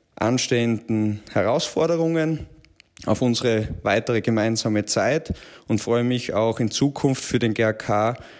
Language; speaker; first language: German; native; German